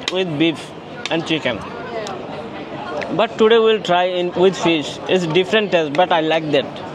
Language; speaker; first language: English; non-native, learner; Bangla